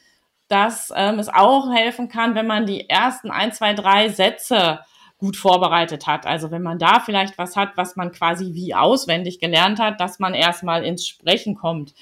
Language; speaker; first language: German; native; German